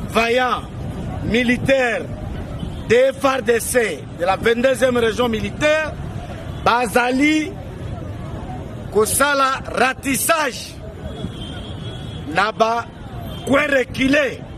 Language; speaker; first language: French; non-native, local second language; Lingala